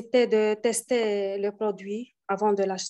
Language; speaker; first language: French; non-native, learner; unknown